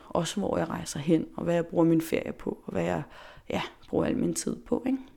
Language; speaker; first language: Danish; non-native, local second language; Faroese